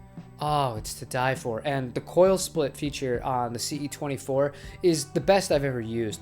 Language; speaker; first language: English; native; English